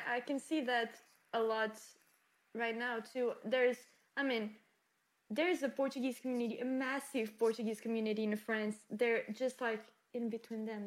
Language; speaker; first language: English; non-native, fluent; French